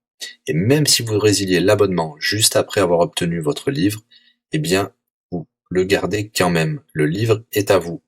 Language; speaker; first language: French; native; French